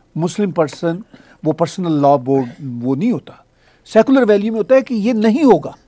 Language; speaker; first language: Urdu; native; Urdu